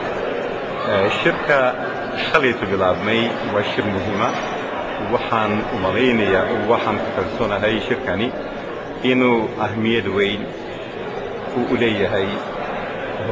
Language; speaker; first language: Somali; native; Somali